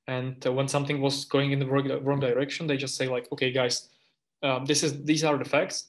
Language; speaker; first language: English; non-native, fluent; Czech